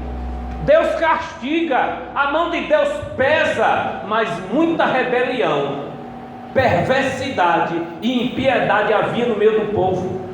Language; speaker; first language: Portuguese; native; Portuguese